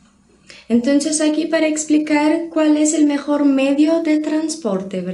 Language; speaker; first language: Spanish; non-native, fluent; Portuguese